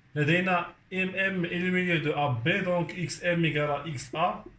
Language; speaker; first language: French; non-native, local second language; Arabic